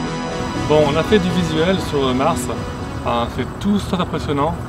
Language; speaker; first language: French; native; French